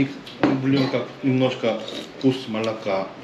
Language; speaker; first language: Russian; non-native, learner; Korean